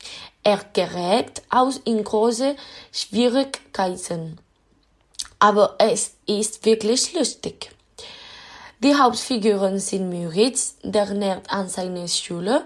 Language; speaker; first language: German; non-native, learner; Spanish